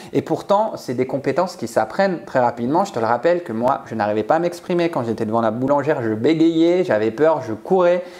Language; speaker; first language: French; native; French